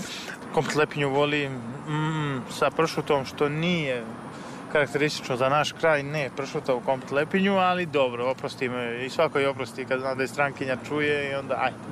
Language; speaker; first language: Serbian; native; Serbian